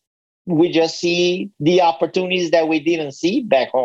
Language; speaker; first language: English; non-native, fluent; Portuguese